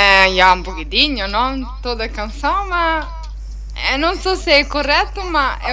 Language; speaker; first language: Portuguese; non-native, learner; Italian